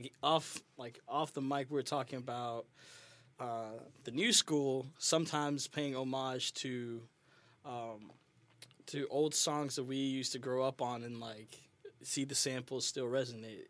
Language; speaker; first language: English; early bilingual, other home language; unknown